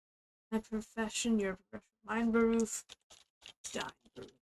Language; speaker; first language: German; non-native, learner; English